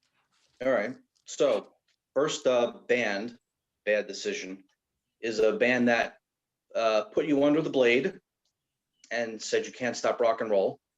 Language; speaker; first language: English; native; English